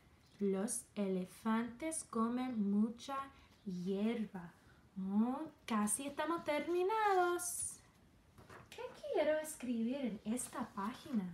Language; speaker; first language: Spanish; non-native, fluent; English